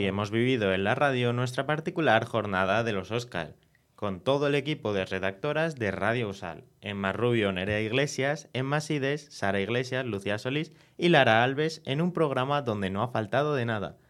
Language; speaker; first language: Spanish; native; Spanish